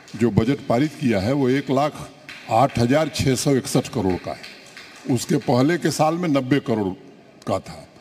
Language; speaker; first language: Hindi; native; Hindi